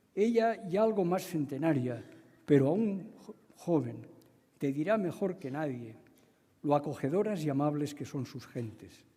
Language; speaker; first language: Spanish; native; Spanish